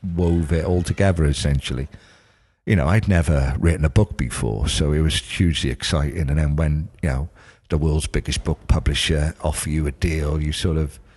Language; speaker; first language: English; native; English